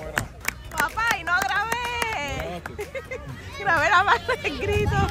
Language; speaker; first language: Spanish; native; Spanish